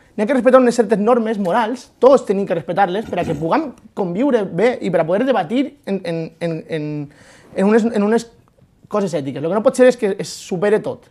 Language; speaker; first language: Catalan; native; Catalan